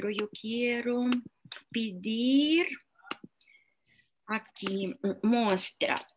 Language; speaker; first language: Spanish; non-native, fluent; Russian